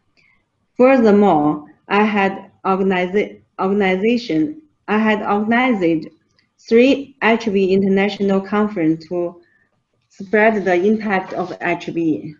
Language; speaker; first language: English; non-native, fluent; Chinese